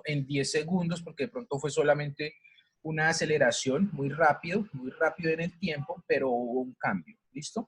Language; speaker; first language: Spanish; native; Spanish